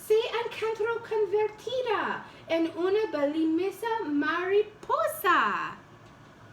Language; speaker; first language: Spanish; non-native, learner; English